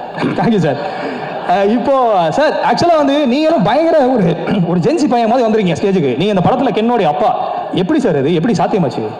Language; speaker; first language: Tamil; native; Tamil